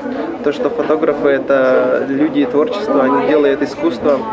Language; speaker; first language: Russian; native; Russian